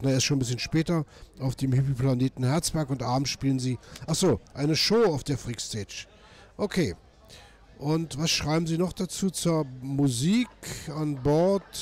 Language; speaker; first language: German; native; German